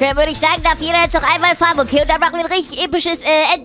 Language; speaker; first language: German; native; German